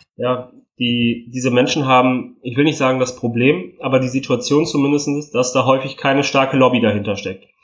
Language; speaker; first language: German; early bilingual, other home language; Italian